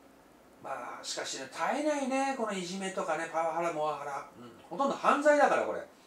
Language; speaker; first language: Japanese; native; Japanese